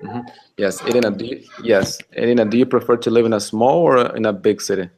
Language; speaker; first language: English; non-native, fluent; Russian